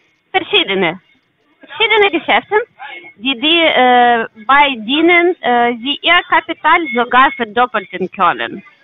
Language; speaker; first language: German; non-native, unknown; Russian